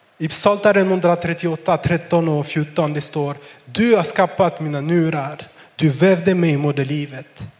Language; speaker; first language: Swedish; non-native, fluent; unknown